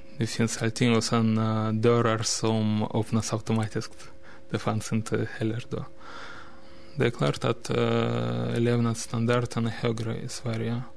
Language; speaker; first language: Swedish; non-native, fluent; Russian